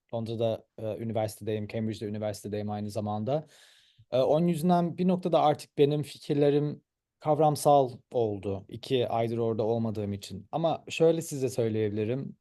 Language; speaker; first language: Turkish; early bilingual, heritage; Turkish